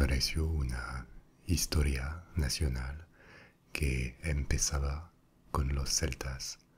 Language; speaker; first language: Spanish; non-native, fluent; French